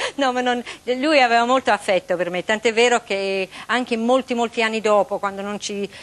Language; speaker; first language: Italian; non-native, fluent; English